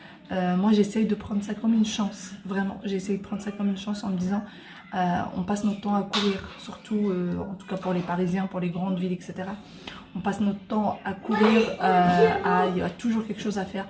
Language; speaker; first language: French; native; French